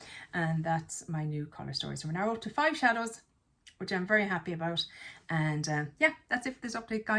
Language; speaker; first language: English; native; English